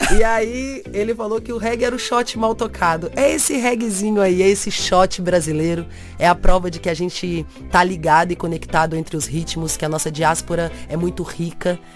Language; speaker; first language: Portuguese; native; Portuguese